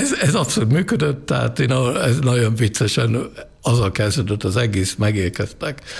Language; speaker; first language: Hungarian; non-native, fluent; English